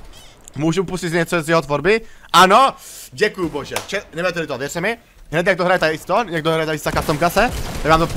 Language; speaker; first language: Czech; native; Czech